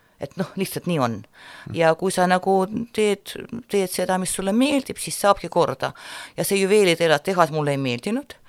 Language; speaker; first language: Estonian; non-native, local second language; Russian